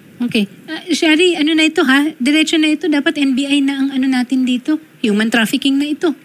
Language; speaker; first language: Filipino; native; Filipino